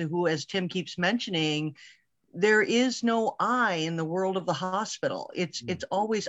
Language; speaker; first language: English; native; English